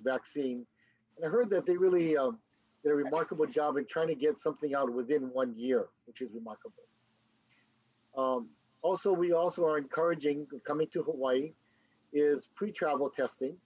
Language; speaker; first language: English; native; English